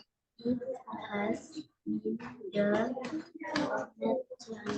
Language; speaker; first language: English; non-native, learner; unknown